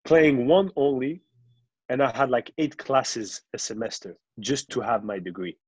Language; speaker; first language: English; non-native, local second language; French